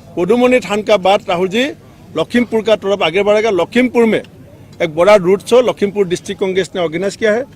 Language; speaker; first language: Hindi; non-native, local second language; Assamese